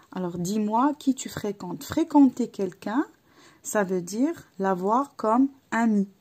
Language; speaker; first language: French; non-native, local second language; Arabic